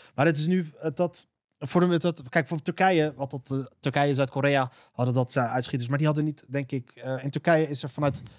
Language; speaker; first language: Dutch; early bilingual, other home language; Arabic